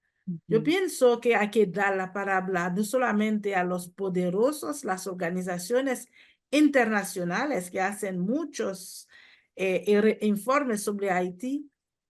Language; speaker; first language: Spanish; non-native, fluent; Haitian Creole